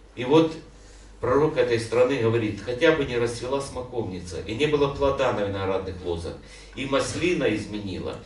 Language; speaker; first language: Russian; non-native, local second language; Ukrainian